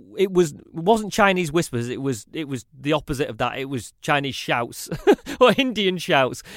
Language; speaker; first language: English; native; English